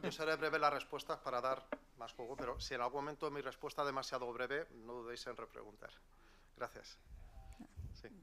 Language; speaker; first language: Spanish; native; Spanish